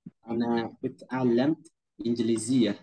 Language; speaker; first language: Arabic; non-native, learner; Indonesian